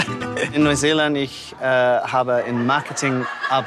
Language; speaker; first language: German; non-native, learner; English